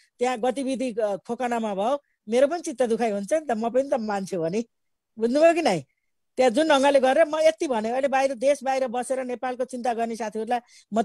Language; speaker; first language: Nepali; native; Nepali